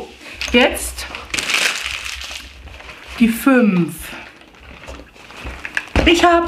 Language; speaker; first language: German; native; German